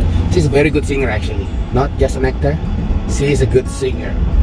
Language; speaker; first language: English; non-native, fluent; Indonesian